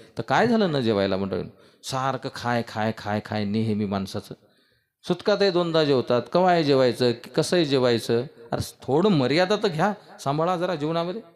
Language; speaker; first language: Marathi; native; Marathi